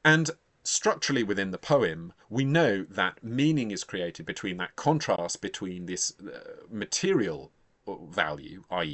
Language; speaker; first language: English; native; English